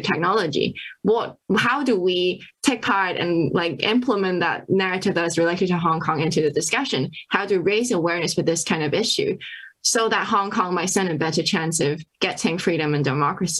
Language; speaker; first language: English; non-native, local second language; Cantonese